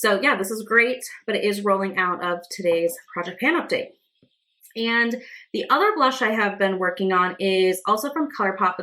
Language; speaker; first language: English; native; English